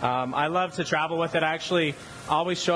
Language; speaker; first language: English; native; English